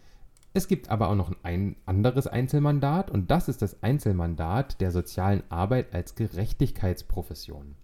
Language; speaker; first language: German; native; German